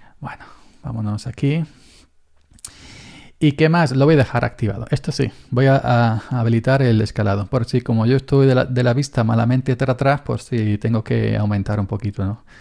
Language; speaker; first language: Spanish; native; Spanish